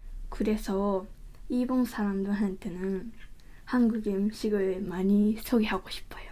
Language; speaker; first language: Korean; early bilingual, heritage; Korean